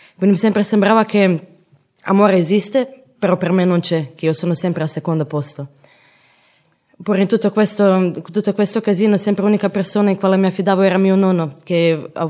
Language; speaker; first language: Italian; non-native, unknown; Croatian